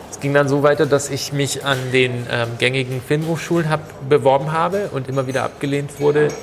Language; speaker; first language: German; early bilingual, other home language; Turkish